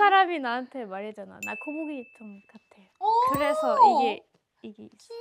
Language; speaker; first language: Korean; non-native, learner; French